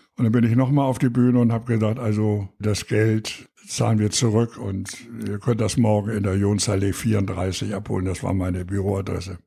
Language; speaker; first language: German; native; German